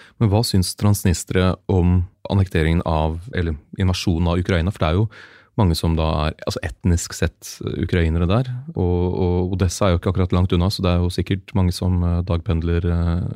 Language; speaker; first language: Norwegian; native; Norwegian